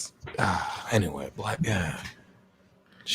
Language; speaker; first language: English; native; English